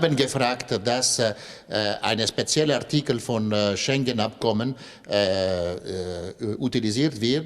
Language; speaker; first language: German; non-native, local second language; French